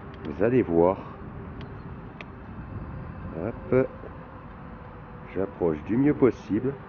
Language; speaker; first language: French; native; French